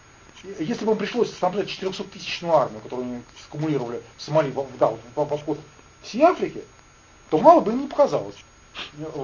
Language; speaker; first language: Russian; native; Russian